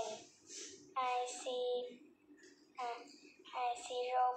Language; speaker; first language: English; non-native, learner; Vietnamese